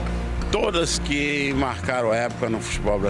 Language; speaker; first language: Portuguese; native; Portuguese